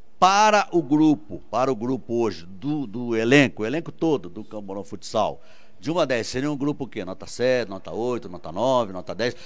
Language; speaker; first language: Portuguese; native; Portuguese